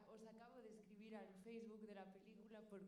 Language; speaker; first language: Spanish; native; Spanish